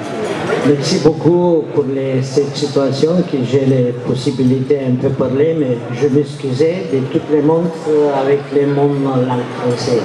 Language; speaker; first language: French; non-native, learner; Bulgarian